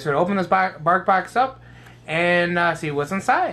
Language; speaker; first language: English; native; English